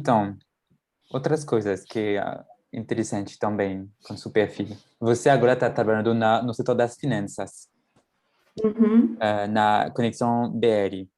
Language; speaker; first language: Portuguese; non-native, fluent; French